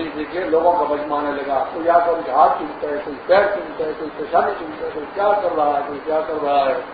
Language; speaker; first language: Urdu; non-native, local second language; Pashto